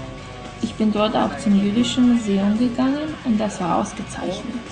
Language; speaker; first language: German; non-native, learner; Russian